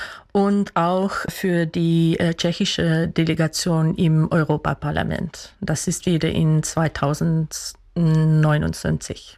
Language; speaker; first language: German; non-native, fluent; Dutch